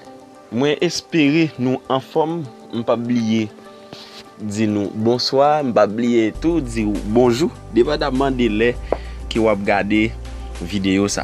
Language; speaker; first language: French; non-native, learner; Haitian Creole